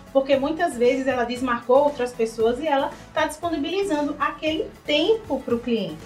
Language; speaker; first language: Portuguese; native; Portuguese